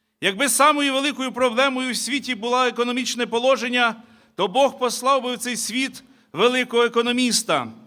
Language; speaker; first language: Ukrainian; native; Ukrainian